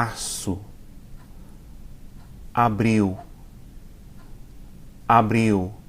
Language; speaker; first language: Portuguese; non-native, fluent; English